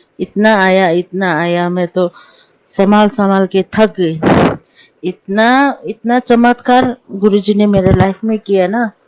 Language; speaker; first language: Hindi; non-native, local second language; Nepali